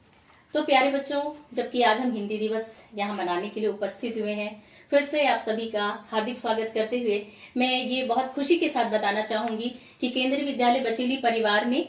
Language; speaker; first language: Hindi; native; Hindi